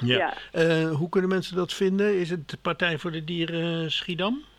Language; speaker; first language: Dutch; native; Dutch